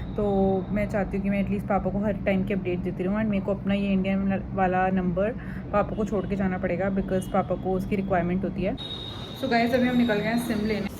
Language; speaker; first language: Hindi; native; Hindi